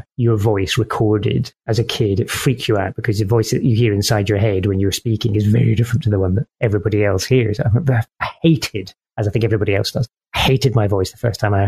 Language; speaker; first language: English; native; English